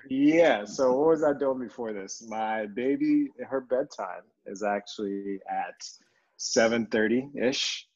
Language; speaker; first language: English; early bilingual, other home language; Yoruba